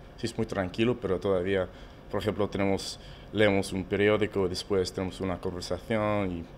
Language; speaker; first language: Spanish; non-native, learner; English